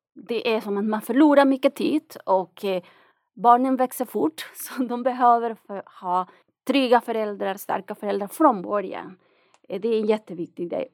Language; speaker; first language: Swedish; non-native, fluent; Spanish